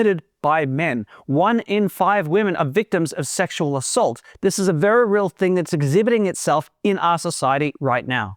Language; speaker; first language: English; native; English